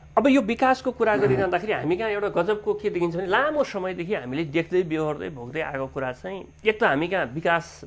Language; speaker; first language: Nepali; native; Nepali